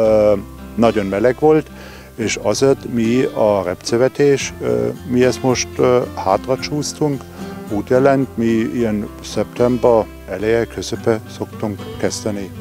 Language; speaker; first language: Hungarian; non-native, fluent; German